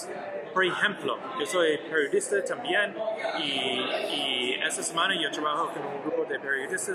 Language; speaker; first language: Spanish; non-native, learner; English